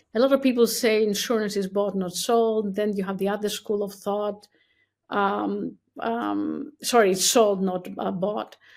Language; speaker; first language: English; non-native, fluent; Greek